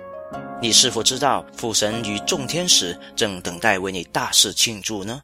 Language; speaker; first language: Chinese; native; Chinese